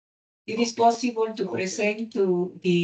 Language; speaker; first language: English; non-native, learner; Spanish